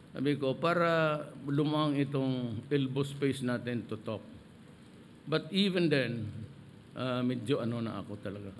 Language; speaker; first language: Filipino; non-native, local second language; Cebuano